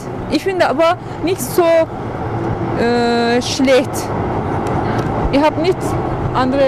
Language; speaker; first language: German; non-native, learner; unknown